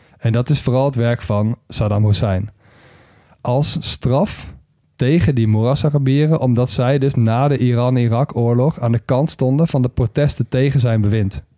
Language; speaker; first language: Dutch; native; Dutch